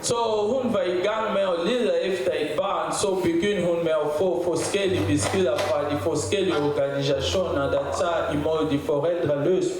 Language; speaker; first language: Danish; non-native, fluent; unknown